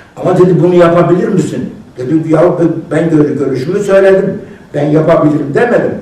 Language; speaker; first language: Turkish; non-native, local second language; Kurdish